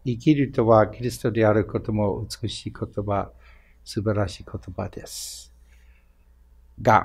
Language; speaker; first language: Japanese; non-native, fluent; English